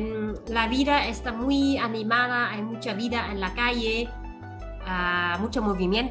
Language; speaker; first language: Spanish; non-native, fluent; Vietnamese